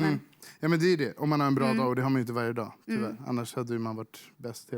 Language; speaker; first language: Swedish; native; Swedish